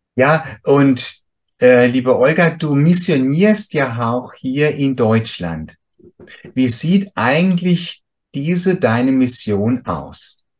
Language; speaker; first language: German; native; German